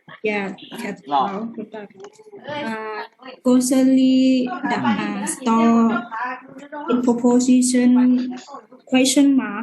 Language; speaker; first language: English; non-native, learner; Lao